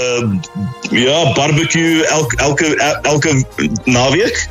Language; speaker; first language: Dutch; non-native, learner; Afrikaans